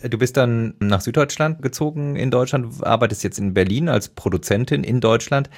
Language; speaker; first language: German; native; German